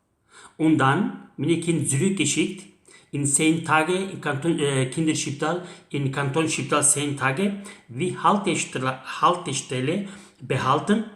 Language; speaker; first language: German; non-native, learner; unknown